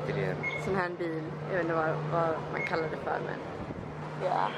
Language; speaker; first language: Swedish; early bilingual, other home language; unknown